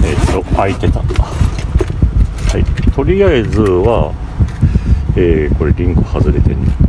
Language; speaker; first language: Japanese; native; Japanese